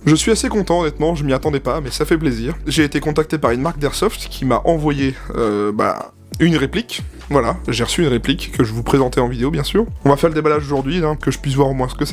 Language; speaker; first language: French; native; French